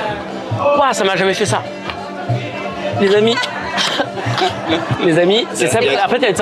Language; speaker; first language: French; native; French